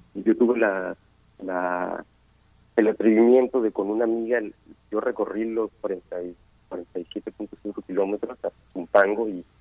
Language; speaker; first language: Spanish; native; Spanish